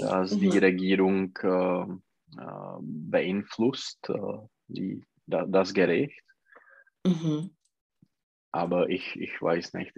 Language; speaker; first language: German; non-native, learner; Czech